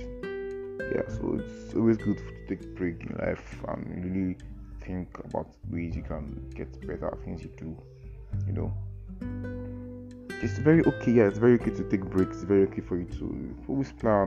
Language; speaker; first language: English; non-native, local second language; Yoruba